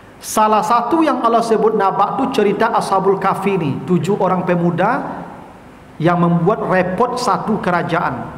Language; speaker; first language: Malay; non-native, local second language; Minangkabau